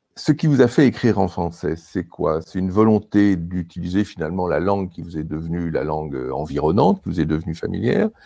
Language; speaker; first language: French; native; French